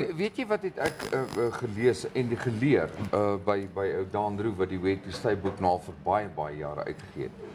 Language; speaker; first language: Afrikaans; native; Afrikaans